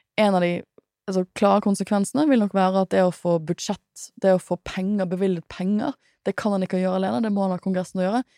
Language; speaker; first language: Norwegian; native; Norwegian